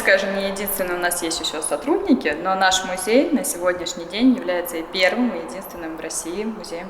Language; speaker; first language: Russian; native; Russian